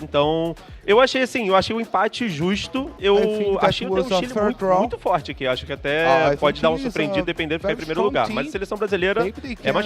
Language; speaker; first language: Portuguese; native; Portuguese